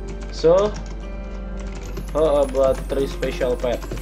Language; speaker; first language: English; non-native, learner; Indonesian